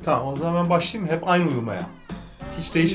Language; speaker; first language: Turkish; native; Turkish